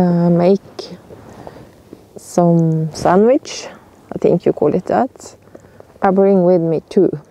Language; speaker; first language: English; non-native, learner; Norwegian